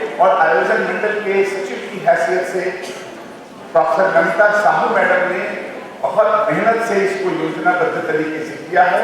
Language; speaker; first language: Hindi; native; Hindi